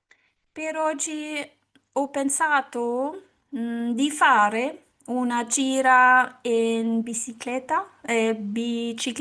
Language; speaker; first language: Italian; non-native, learner; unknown